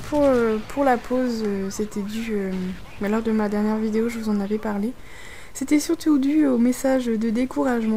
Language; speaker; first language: French; native; French